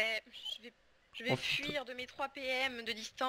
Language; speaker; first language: French; native; French